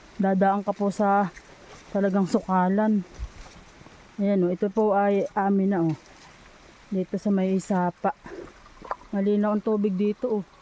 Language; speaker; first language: Filipino; native; Filipino